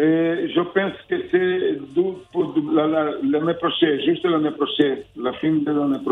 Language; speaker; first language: French; non-native, learner; Portuguese